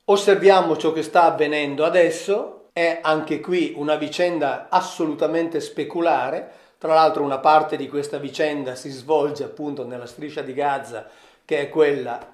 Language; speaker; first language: Italian; native; Italian